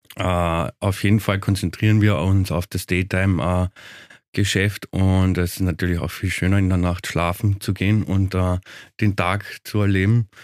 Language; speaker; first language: German; native; German